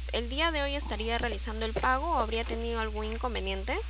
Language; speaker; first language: Spanish; native; Spanish